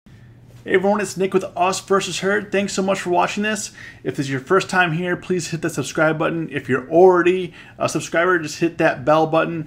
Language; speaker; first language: English; native; English